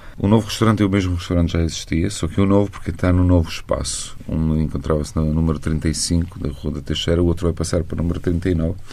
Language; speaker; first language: Portuguese; non-native, fluent; Bosnian